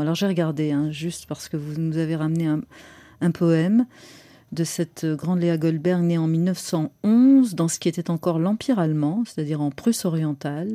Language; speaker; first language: French; native; French